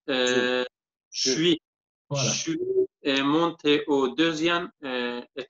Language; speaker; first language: French; non-native, learner; Kurdish